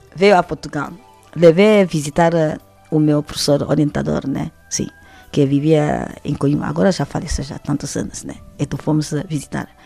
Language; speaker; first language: Portuguese; non-native, fluent; Chinese